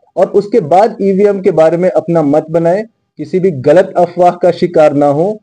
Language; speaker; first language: Hindi; non-native, local second language; Marathi